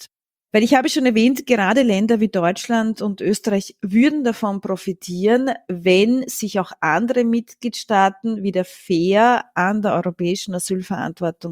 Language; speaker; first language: German; native; German